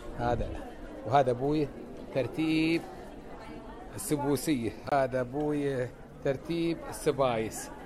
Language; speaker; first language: Arabic; native; Arabic